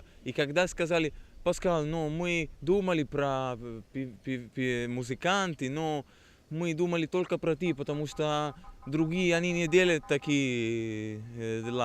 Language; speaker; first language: Russian; non-native, learner; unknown